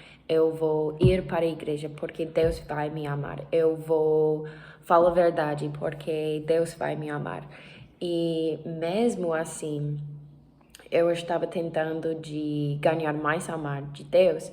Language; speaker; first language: Portuguese; non-native, learner; English